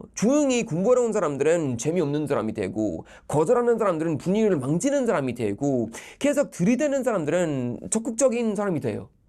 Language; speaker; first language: Korean; non-native, fluent; Swedish